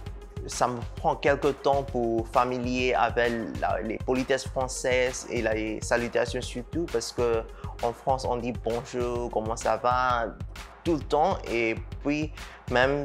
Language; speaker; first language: French; non-native, fluent; Burmese